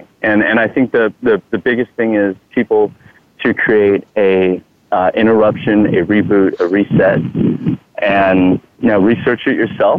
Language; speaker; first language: English; non-native, fluent; Thai